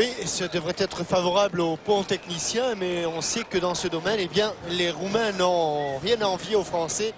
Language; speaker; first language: French; native; French